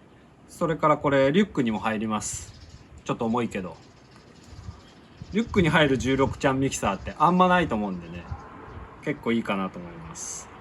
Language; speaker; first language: Japanese; native; Japanese